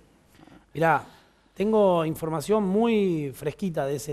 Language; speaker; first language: Spanish; native; Spanish